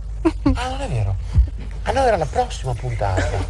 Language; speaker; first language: Italian; native; Italian